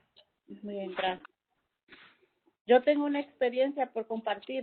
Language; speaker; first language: Spanish; early bilingual, heritage; Spanish